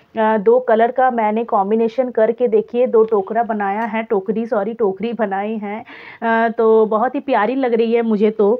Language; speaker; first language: Hindi; non-native, local second language; Bangla